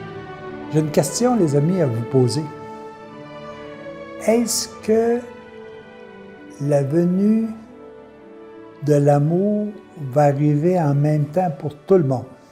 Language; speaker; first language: French; native; French